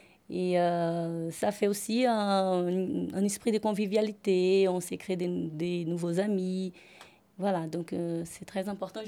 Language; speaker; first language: French; non-native, fluent; Portuguese